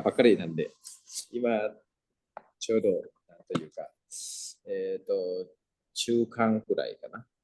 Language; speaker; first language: Japanese; non-native, fluent; Thai